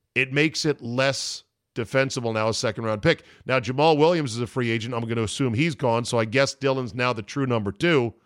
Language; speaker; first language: English; native; English